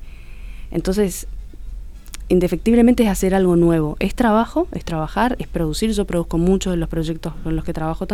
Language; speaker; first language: Spanish; native; Spanish